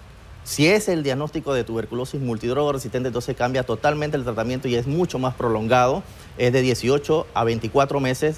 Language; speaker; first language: Spanish; native; Spanish